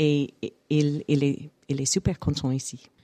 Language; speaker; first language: French; non-native, fluent; English